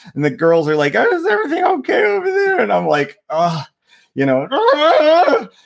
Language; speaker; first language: English; native; English